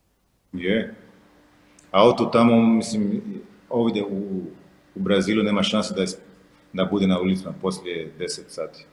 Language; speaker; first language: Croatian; non-native, fluent; Portuguese